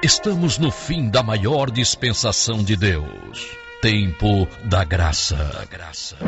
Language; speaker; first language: Portuguese; native; Portuguese